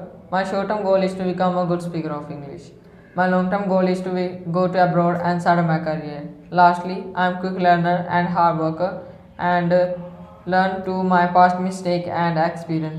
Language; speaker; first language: English; non-native, learner; Hindi